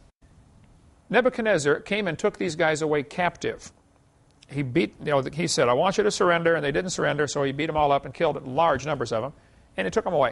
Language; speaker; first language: English; native; English